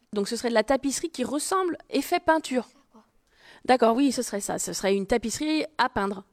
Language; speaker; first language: French; native; French